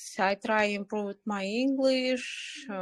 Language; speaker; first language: English; non-native, learner; Kyrgyz